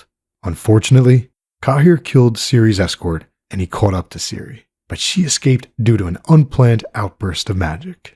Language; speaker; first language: English; native; English